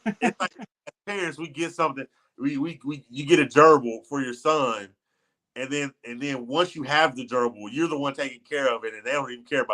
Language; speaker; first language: English; native; English